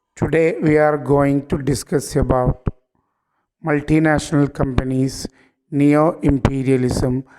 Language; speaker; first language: English; non-native, local second language; Malayalam